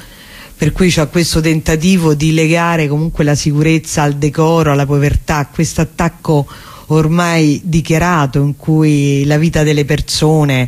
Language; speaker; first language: Italian; native; Italian